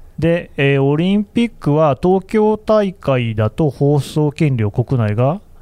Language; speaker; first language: Japanese; native; Japanese